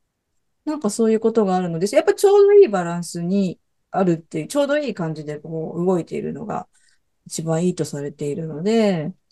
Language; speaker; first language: Japanese; native; Japanese